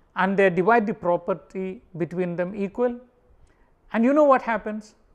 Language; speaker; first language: English; non-native, local second language; Malayalam